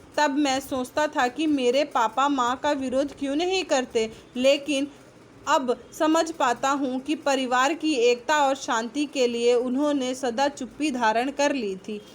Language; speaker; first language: Hindi; native; Hindi